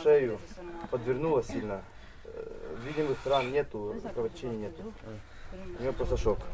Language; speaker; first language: Russian; native; Russian